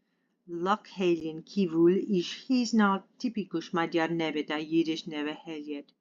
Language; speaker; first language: Hungarian; non-native, learner; English